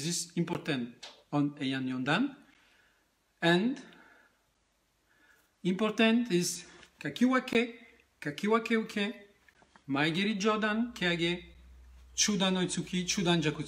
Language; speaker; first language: English; non-native, learner; French